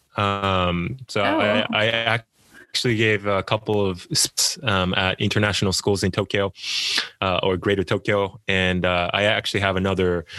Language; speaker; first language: English; non-native, fluent; Japanese